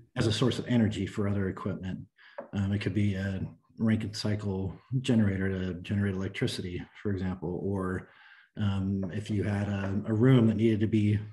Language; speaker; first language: English; native; English